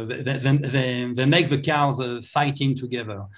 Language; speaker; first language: English; non-native, learner; French